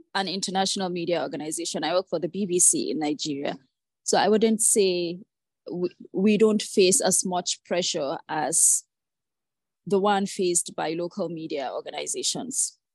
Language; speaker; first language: English; non-native, local second language; Hausa